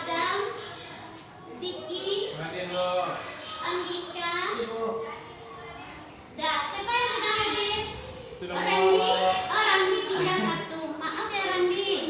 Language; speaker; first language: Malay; non-native, local second language; Minangkabau